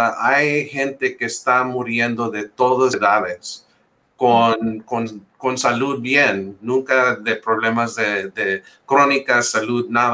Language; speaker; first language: Spanish; early bilingual, heritage; English